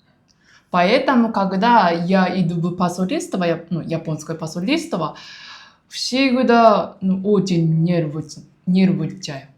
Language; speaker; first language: Russian; non-native, learner; Japanese